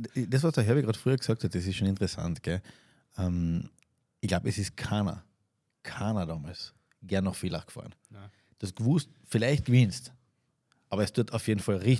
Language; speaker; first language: German; native; German